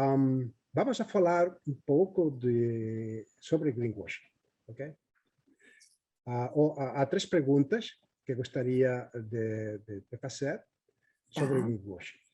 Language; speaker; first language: Portuguese; non-native, fluent; Spanish